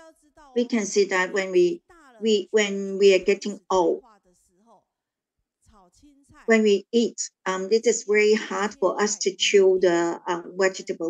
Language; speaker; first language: English; non-native, learner; Chinese